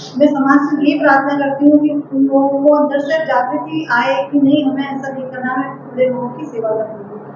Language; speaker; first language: Hindi; native; Hindi